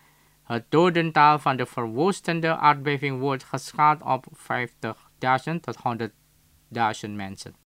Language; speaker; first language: Dutch; non-native, fluent; Indonesian